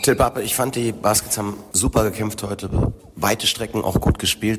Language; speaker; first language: German; native; German